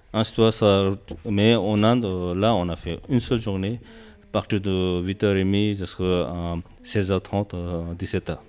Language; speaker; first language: French; non-native, learner; Tibetan